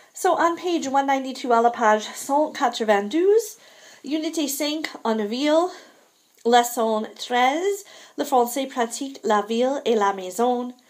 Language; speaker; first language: French; non-native, fluent; English